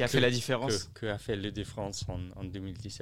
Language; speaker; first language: French; non-native, learner; English